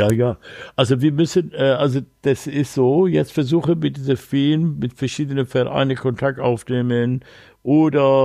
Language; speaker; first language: German; non-native, learner; Persian